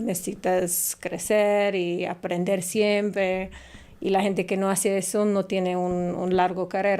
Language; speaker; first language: Spanish; non-native, fluent; English